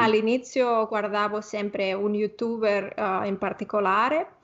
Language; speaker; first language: Italian; non-native, fluent; Spanish